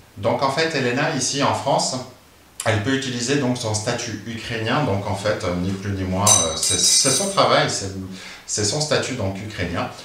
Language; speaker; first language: French; native; French